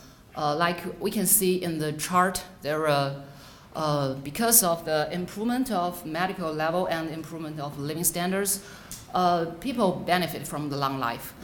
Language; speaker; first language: English; non-native, fluent; Chinese